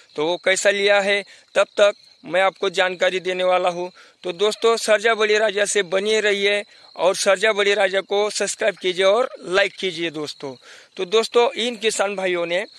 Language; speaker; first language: Hindi; non-native, local second language; Marathi